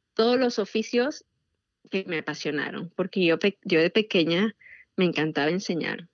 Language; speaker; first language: Spanish; native; Spanish